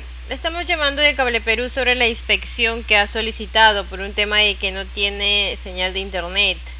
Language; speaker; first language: Spanish; native; Spanish